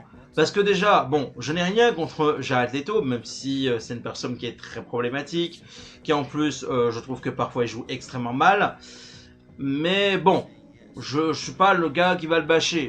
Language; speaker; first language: French; native; French